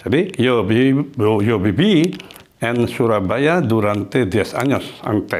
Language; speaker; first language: Spanish; non-native, fluent; Indonesian